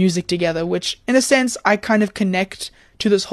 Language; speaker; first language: English; native; English